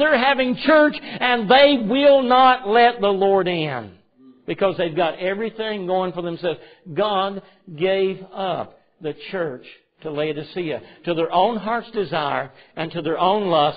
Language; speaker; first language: English; native; English